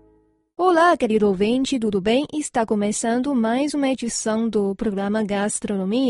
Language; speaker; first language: Portuguese; non-native, fluent; Chinese